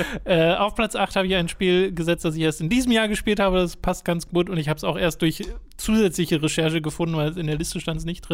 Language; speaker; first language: German; native; German